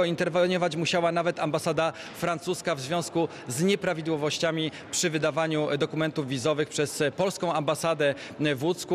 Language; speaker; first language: Polish; native; Polish